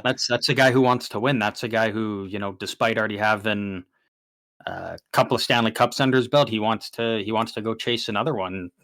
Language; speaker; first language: English; native; English